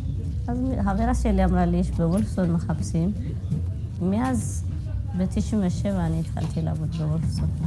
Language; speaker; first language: Hebrew; non-native, fluent; Amharic